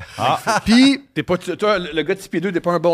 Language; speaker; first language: French; native; French